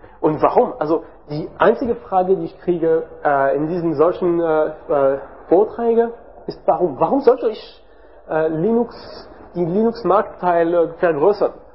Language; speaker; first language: German; non-native, learner; French